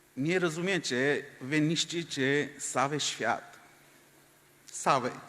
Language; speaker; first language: Polish; non-native, fluent; Hindi